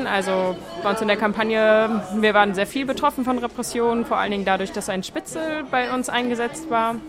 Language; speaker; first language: German; native; German